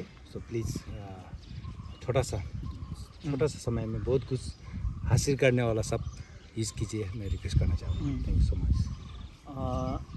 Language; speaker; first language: Hindi; non-native, local second language; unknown